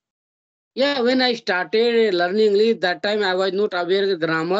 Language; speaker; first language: English; non-native, learner; Hindi